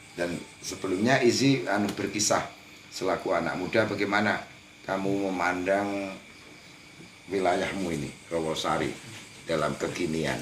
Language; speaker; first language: Indonesian; non-native, local second language; Javanese